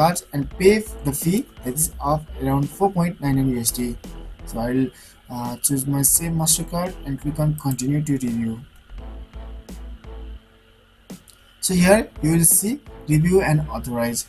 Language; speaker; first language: English; non-native, local second language; Nepali